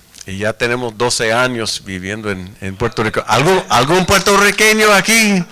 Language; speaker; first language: Spanish; non-native, fluent; English